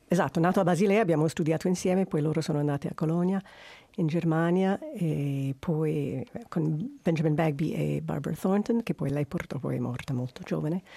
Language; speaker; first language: Italian; non-native, fluent; English